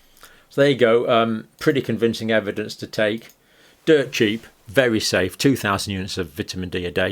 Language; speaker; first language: English; native; English